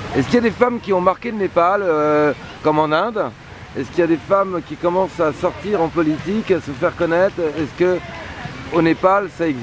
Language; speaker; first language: French; native; French